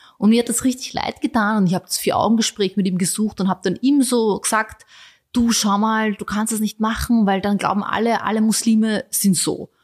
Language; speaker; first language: German; early bilingual, other home language; Bosnian